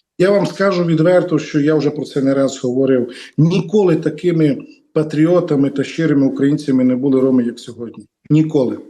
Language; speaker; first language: Ukrainian; non-native, local second language; Romany